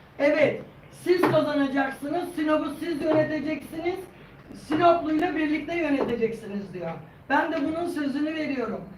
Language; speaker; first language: Turkish; native; Turkish